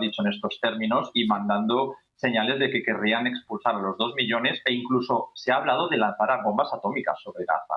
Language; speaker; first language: Spanish; native; Spanish